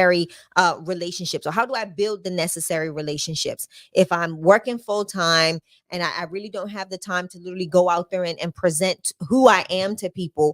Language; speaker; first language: English; native; English